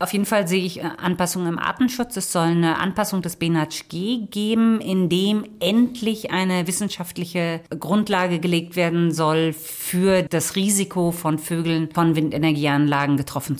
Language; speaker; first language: German; native; German